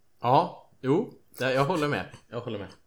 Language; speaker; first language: Swedish; native; Swedish